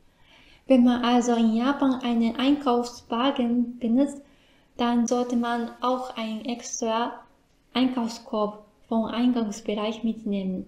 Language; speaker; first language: German; non-native, fluent; Japanese